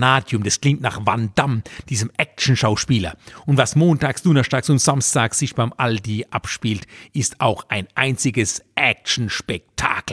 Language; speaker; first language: German; native; German